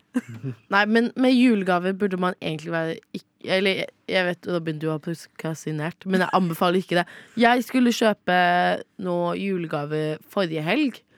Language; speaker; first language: Norwegian; native; Norwegian